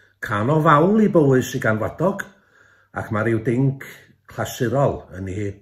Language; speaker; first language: Welsh; native; Welsh